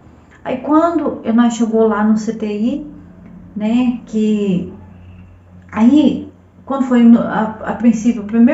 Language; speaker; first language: Portuguese; native; Portuguese